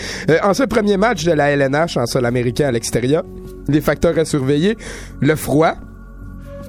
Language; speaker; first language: French; native; French